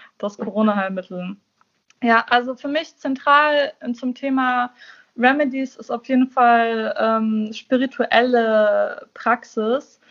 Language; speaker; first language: German; early bilingual, other home language; Persian